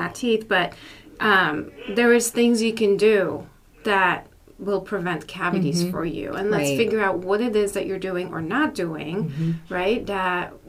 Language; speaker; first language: English; non-native, fluent; Polish